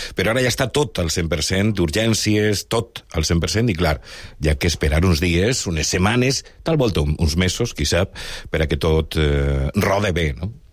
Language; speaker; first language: Catalan; native; Catalan